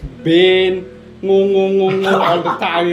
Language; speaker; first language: English; non-native, learner; Javanese